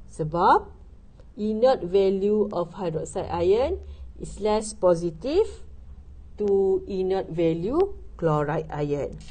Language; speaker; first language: English; non-native, local second language; Malay